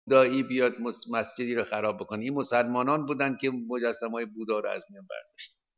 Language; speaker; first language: Persian; native; Persian